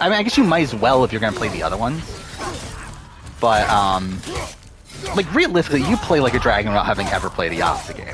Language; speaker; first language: English; native; English